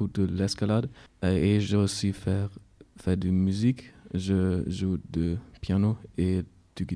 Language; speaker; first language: French; non-native, learner; German